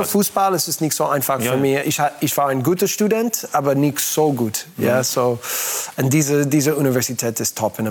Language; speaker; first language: German; non-native, learner; English